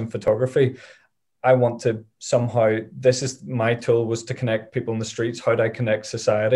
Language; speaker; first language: English; native; English